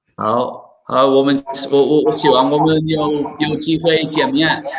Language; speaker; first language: Chinese; non-native, learner; English